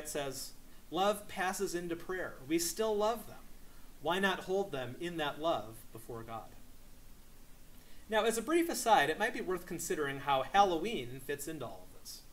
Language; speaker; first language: English; native; English